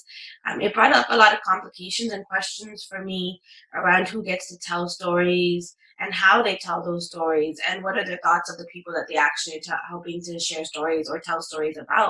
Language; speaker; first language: English; native; English